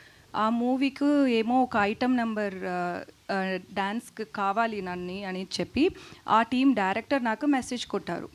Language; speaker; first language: Telugu; non-native, fluent; Tamil